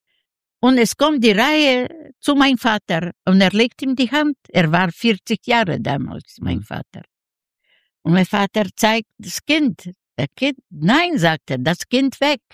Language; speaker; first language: German; non-native, learner; Yiddish